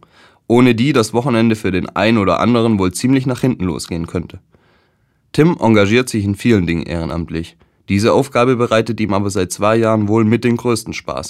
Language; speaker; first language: German; native; German